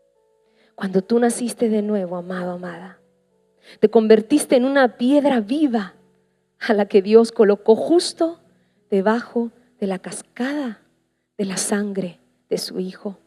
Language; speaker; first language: Spanish; native; Spanish